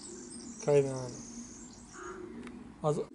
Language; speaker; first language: German; non-native, local second language; Polish